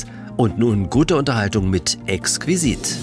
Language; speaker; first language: German; native; German